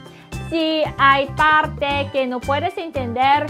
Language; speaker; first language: Spanish; non-native, fluent; Korean